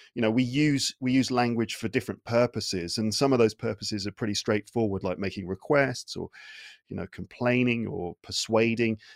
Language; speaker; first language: English; native; English